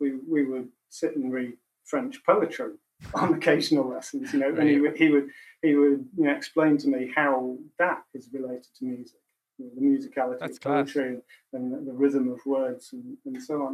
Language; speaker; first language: English; native; English